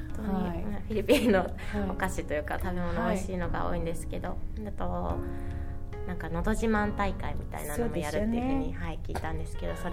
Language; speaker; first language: Japanese; native; Japanese